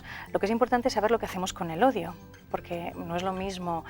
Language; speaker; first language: Spanish; native; Spanish